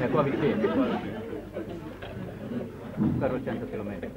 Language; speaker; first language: Italian; non-native, learner; French